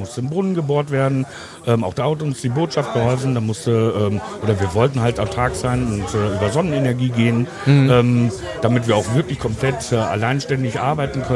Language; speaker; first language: German; native; German